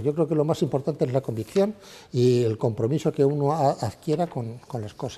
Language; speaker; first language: Spanish; native; Spanish